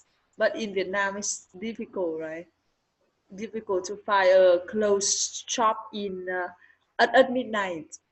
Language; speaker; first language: English; non-native, learner; Vietnamese